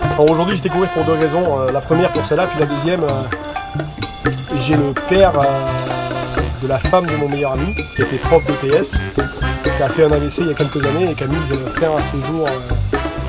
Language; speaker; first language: French; native; French